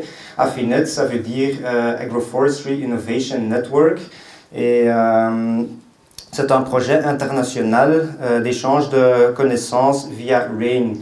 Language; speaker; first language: French; non-native, local second language; Dutch